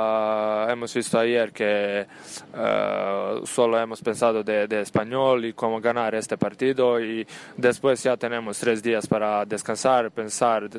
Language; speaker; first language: Spanish; non-native, learner; Serbian